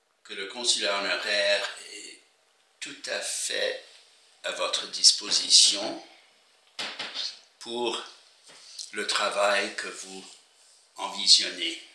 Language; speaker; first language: French; non-native, fluent; English